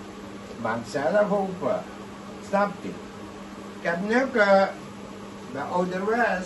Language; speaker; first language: Dutch; non-native, local second language; Caribbean Hindustani